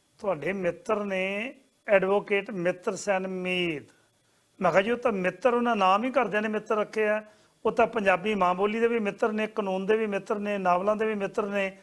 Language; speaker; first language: Punjabi; native; Punjabi